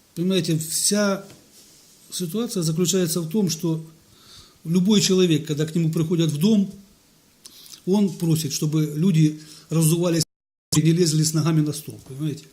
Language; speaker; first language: Ukrainian; non-native, local second language; Russian